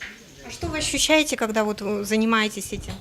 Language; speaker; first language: Russian; native; Russian